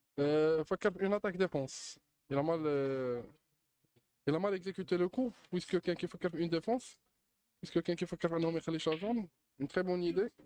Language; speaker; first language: French; non-native, local second language; Arabic